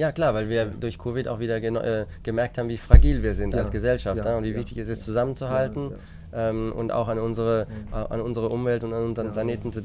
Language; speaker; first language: German; native; German